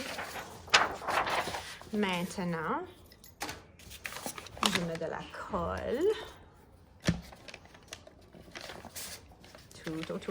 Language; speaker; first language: French; non-native, learner; English